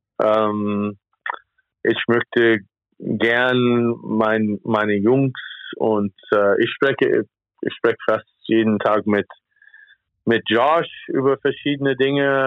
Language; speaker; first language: German; non-native, fluent; English